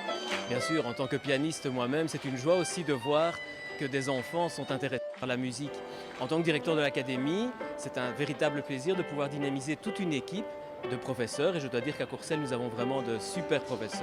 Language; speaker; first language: French; native; French